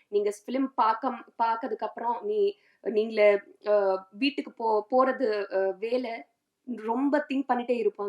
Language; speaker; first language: Tamil; non-native, fluent; Telugu